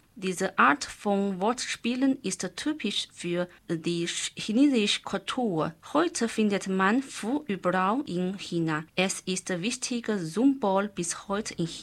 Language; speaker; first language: German; non-native, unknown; Chinese